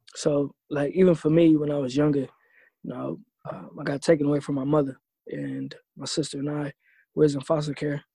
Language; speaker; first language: English; native; English